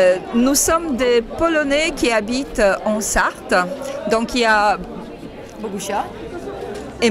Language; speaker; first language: French; non-native, fluent; Polish